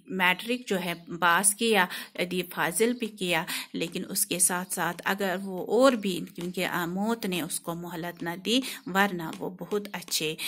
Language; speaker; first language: Urdu; non-native, local second language; Kashmiri